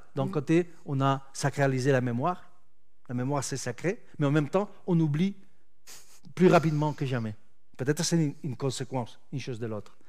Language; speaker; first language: French; non-native, fluent; Spanish